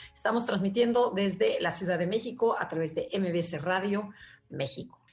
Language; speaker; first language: Spanish; native; Spanish